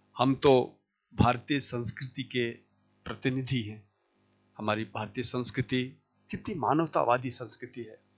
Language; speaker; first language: Hindi; native; Hindi